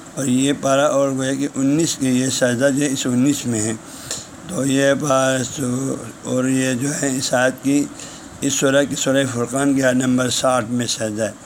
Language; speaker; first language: Urdu; non-native, local second language; Balti